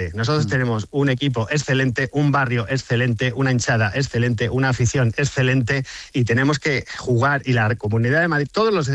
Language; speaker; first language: Spanish; native; Spanish